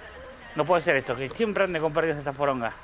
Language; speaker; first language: Spanish; native; Spanish